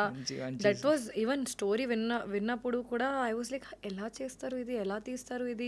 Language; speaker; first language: Telugu; non-native, learner; Hindi